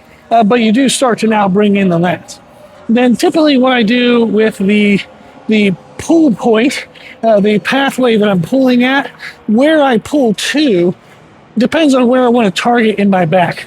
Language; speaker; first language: English; native; English